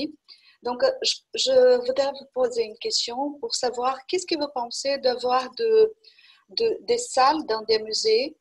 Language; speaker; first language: French; non-native, fluent; Portuguese